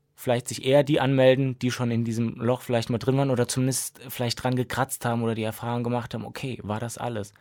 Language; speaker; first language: German; native; German